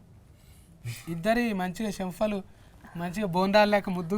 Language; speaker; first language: Telugu; native; Telugu